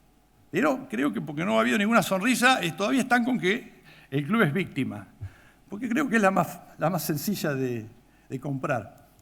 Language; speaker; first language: Spanish; native; Spanish